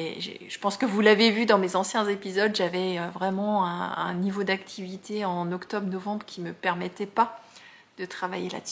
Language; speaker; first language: French; native; French